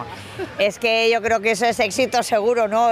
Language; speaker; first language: Spanish; native; Spanish